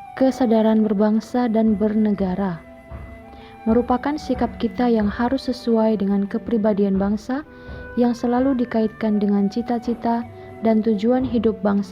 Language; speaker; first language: Indonesian; native; Indonesian